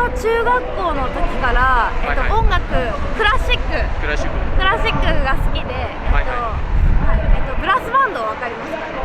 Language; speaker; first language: Japanese; native; Japanese